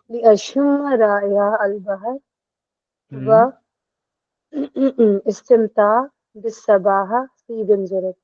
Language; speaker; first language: Arabic; non-native, learner; Hindi